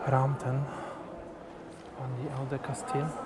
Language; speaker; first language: Dutch; non-native, learner; Polish